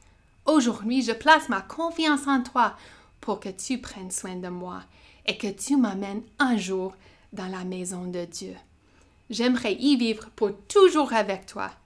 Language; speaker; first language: French; native; French